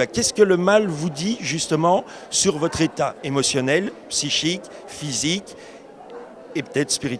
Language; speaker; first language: French; native; French